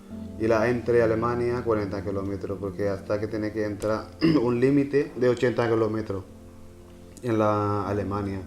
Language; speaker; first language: Spanish; non-native, learner; Punjabi